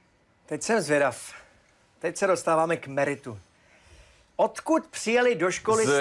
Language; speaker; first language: Czech; native; Czech